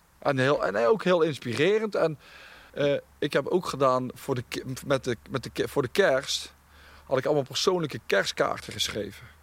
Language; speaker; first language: Dutch; native; Dutch